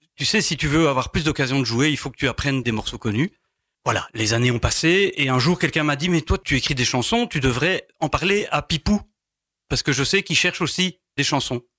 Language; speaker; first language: French; native; French